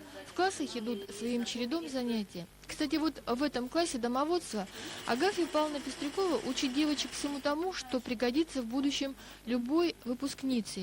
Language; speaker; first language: Russian; native; Russian